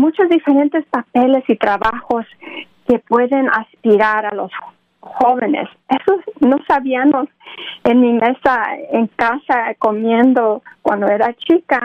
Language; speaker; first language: Spanish; early bilingual, other home language; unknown